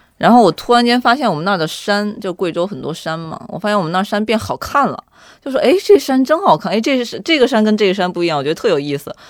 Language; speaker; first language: Chinese; native; Chinese